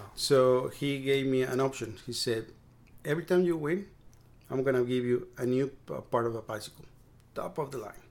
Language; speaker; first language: English; non-native, fluent; Spanish